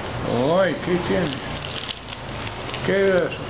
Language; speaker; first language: Spanish; non-native, learner; English